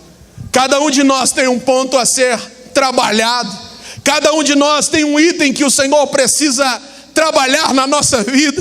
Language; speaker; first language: Portuguese; native; Portuguese